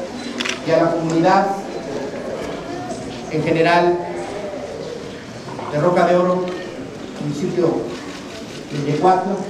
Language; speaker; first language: Spanish; native; Spanish